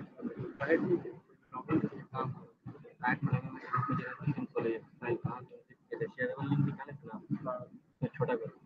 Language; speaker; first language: Hindi; native; Hindi